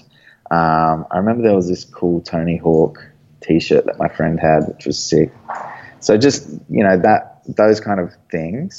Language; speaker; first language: English; native; English